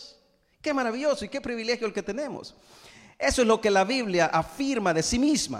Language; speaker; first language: Spanish; native; Spanish